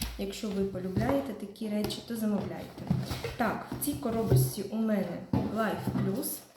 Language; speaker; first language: Ukrainian; non-native, local second language; Russian